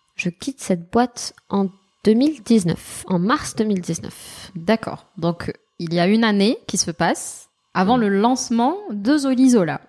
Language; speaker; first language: French; non-native, local second language; Arabic